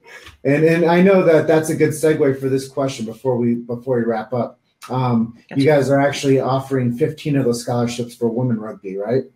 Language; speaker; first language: English; native; English